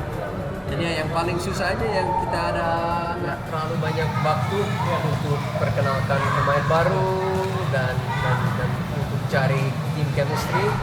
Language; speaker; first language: Indonesian; non-native, fluent; Dutch